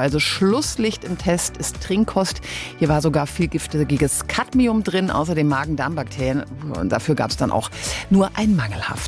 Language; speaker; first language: German; native; German